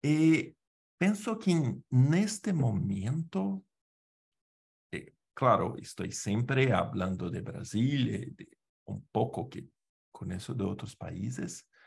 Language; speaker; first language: Spanish; non-native, fluent; Portuguese